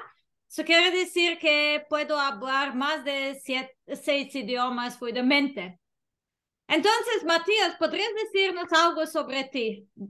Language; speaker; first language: Spanish; non-native, fluent; Serbian